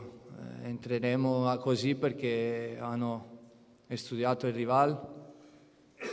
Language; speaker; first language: Italian; non-native, fluent; Portuguese